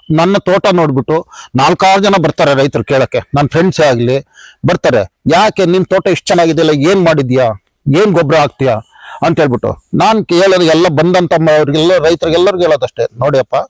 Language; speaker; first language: Kannada; native; Kannada